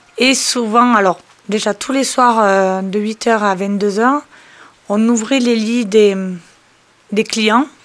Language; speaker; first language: French; early bilingual, other home language; Portuguese